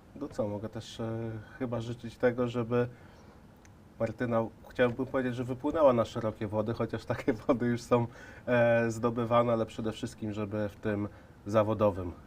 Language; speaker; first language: Polish; native; Polish